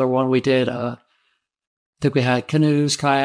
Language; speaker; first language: English; native; English